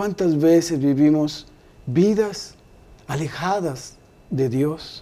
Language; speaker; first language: Spanish; native; Spanish